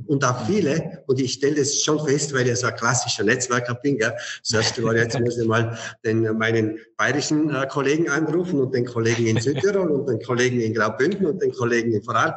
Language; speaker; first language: German; native; German